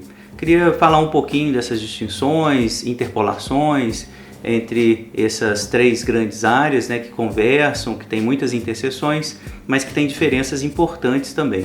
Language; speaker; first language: Portuguese; native; Portuguese